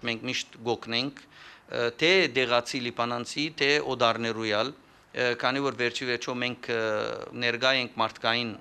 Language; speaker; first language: Armenian; early bilingual, heritage; Armenian